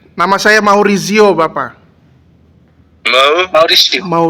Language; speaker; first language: Indonesian; native; Indonesian